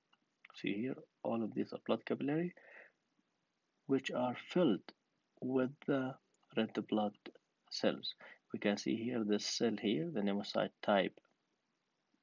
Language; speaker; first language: English; non-native, fluent; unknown